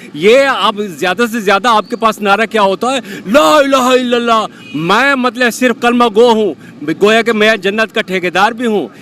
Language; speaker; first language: Urdu; non-native, local second language; Pashto